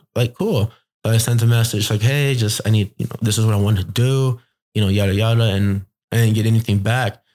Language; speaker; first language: English; early bilingual, other home language; Spanish